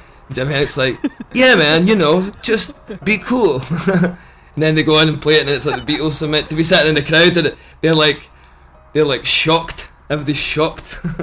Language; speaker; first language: English; native; English